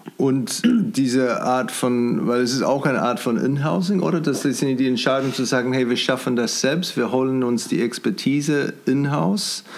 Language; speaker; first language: German; non-native, fluent; English